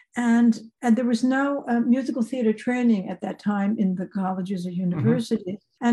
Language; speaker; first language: English; native; English